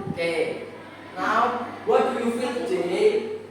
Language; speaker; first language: English; non-native, learner; Indonesian